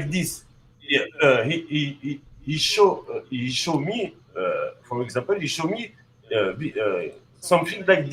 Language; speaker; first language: English; non-native, learner; French